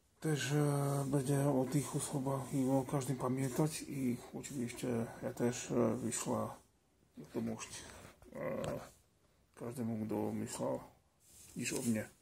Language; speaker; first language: Polish; non-native, learner; Slovak